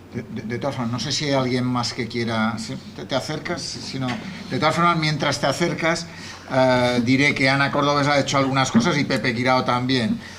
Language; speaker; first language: Spanish; native; Spanish